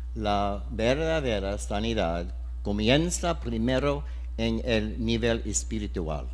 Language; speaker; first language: Spanish; non-native, learner; English